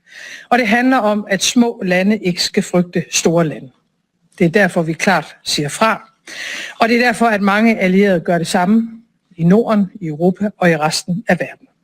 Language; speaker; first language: Danish; native; Danish